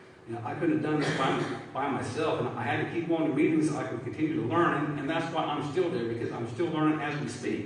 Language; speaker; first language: English; native; English